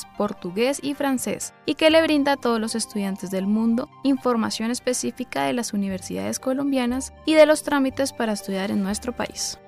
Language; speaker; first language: Spanish; native; Spanish